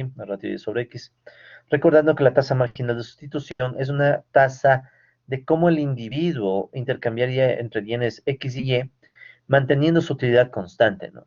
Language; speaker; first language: Spanish; native; Spanish